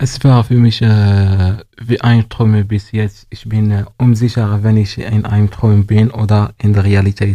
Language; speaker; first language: German; non-native, learner; Arabic